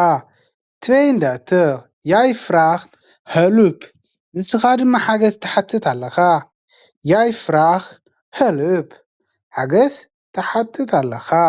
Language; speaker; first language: Dutch; non-native, fluent; Tigrinya